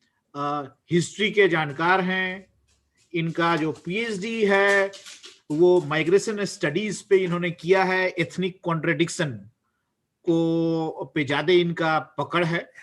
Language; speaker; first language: Hindi; native; Hindi